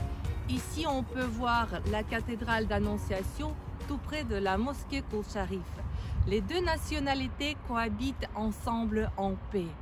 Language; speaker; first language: French; non-native, learner; Russian